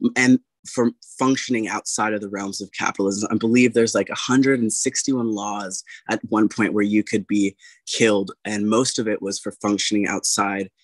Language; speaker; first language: English; native; English